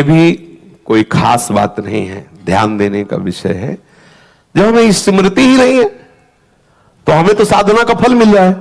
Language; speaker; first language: Hindi; native; Hindi